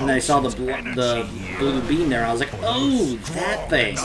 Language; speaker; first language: English; native; English